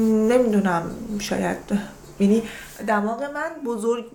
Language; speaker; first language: Persian; native; Persian